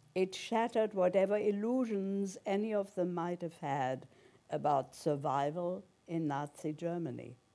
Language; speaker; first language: English; early bilingual, other home language; German